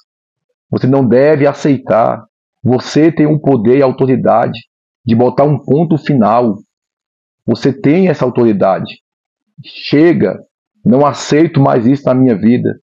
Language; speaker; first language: Portuguese; native; Portuguese